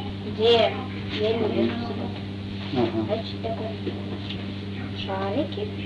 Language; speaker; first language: Russian; native; Russian